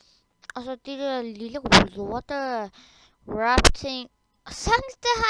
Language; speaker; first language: Danish; early bilingual, other home language; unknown